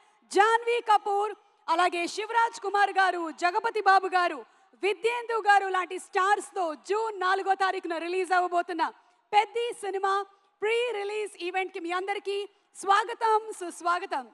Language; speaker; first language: Telugu; native; Telugu